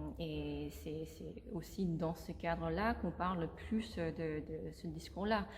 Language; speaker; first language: French; non-native, fluent; Korean